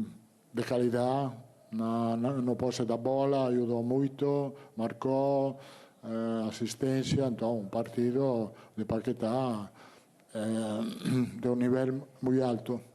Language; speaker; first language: Portuguese; non-native, learner; Italian